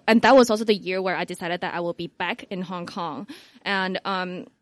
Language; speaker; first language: English; non-native, local second language; Cantonese